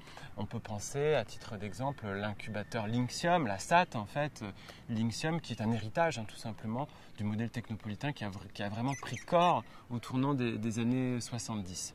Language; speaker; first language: French; native; French